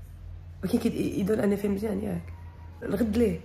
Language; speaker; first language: Arabic; native; Arabic